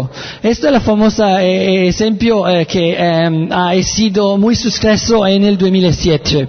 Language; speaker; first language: Spanish; non-native, learner; Italian